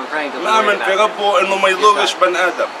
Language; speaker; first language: Arabic; native; Arabic